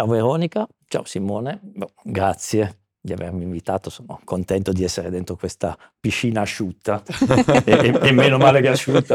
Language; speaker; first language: Italian; native; Italian